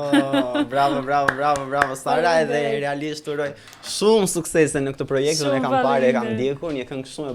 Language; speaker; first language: Albanian; native; Albanian